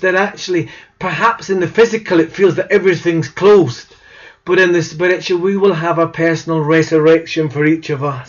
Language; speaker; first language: English; native; English